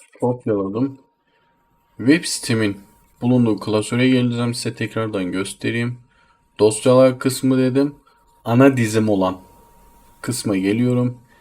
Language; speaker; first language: Turkish; native; Turkish